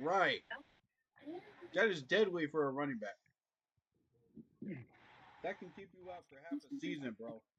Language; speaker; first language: English; native; English